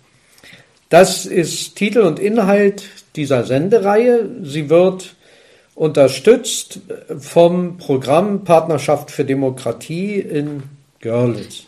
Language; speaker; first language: German; native; German